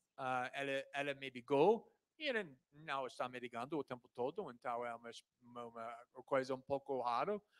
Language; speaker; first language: Portuguese; non-native, fluent; English